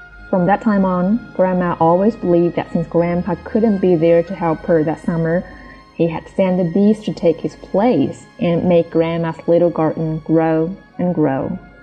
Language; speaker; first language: English; non-native, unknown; Chinese